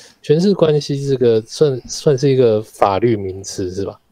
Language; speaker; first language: Chinese; native; Chinese